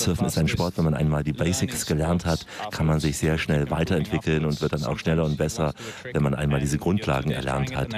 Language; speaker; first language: German; native; German